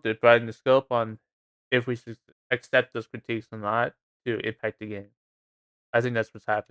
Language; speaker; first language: English; native; English